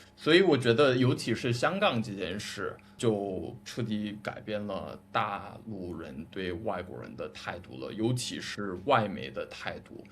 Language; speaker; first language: Chinese; non-native, fluent; English